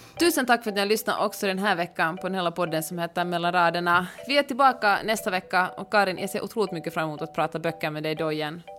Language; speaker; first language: Swedish; native; Swedish